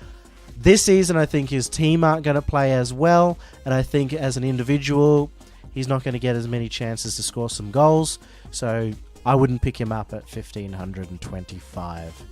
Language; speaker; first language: English; native; English